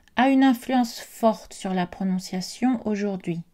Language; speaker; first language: French; native; French